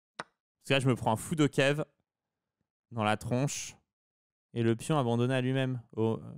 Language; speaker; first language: French; native; French